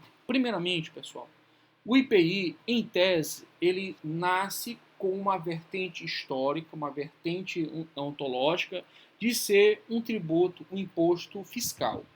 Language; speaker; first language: Portuguese; native; Portuguese